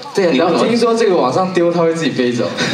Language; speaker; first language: Chinese; native; Chinese